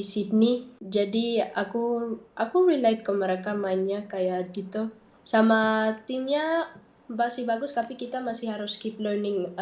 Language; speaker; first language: Indonesian; early bilingual, heritage; Dutch